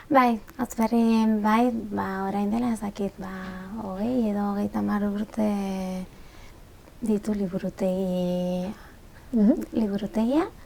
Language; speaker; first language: Basque; non-native, local second language; Spanish